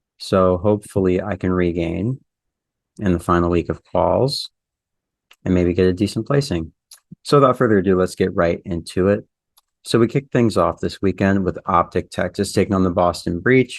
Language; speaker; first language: English; native; English